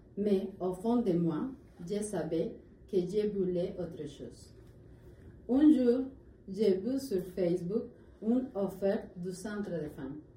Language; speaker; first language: French; non-native, learner; Spanish